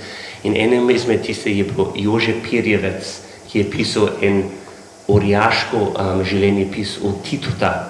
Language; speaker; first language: Slovenian; non-native, learner; English